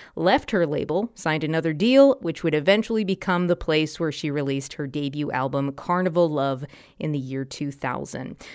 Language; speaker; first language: English; native; English